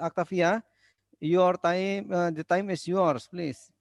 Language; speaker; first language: English; non-native, learner; Indonesian